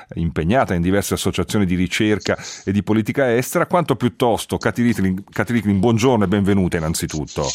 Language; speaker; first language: Italian; native; Italian